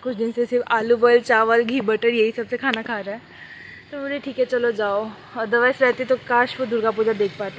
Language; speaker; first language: Hindi; native; Hindi